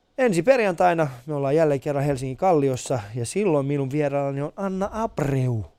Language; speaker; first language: Finnish; early bilingual, other home language; Persian